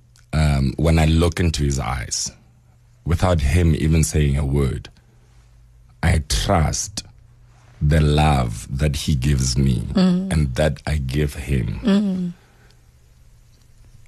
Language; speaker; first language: English; non-native, local second language; Northern Sotho